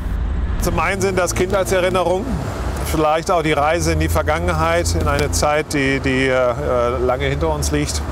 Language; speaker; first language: German; native; German